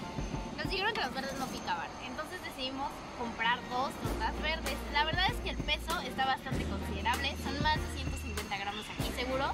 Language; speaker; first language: Spanish; native; Spanish